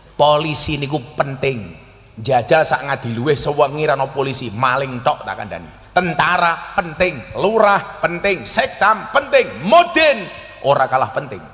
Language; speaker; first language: Indonesian; native; Indonesian